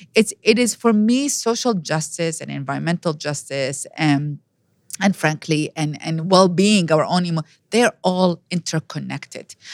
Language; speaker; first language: English; non-native, fluent; Arabic